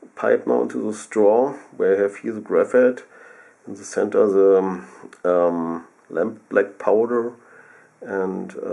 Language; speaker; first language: English; non-native, fluent; German